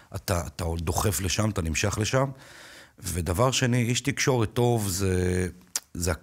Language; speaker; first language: Hebrew; native; Hebrew